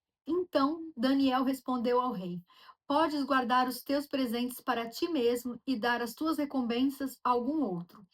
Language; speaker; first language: Portuguese; native; Portuguese